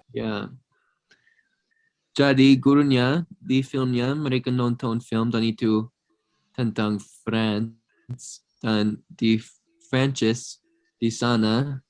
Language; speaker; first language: Indonesian; non-native, fluent; English